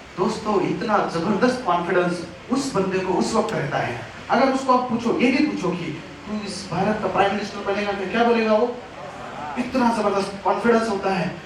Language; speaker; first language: Hindi; non-native, local second language; Marathi